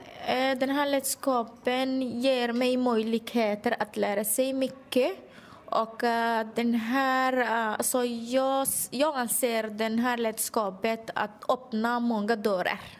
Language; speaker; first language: Swedish; non-native, learner; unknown